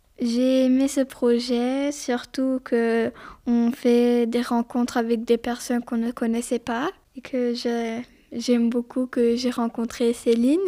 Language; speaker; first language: French; early bilingual, other home language; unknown